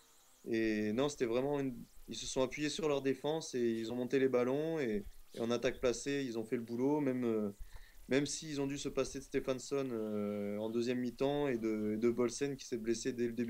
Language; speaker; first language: French; native; French